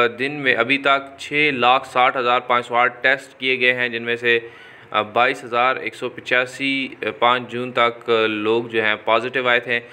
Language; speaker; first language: Urdu; native; Urdu